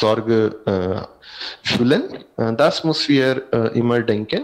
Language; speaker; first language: German; non-native, learner; Hindi